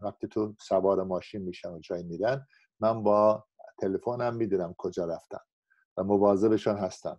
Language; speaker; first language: Persian; non-native, fluent; English